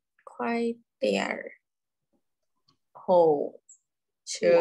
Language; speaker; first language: Chinese; non-native, learner; Thai